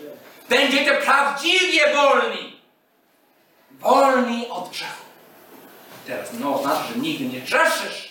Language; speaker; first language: Polish; non-native, fluent; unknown